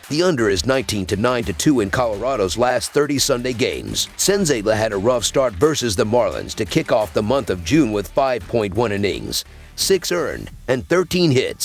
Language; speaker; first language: English; native; English